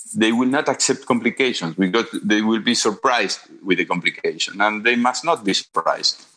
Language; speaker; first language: English; non-native, fluent; Spanish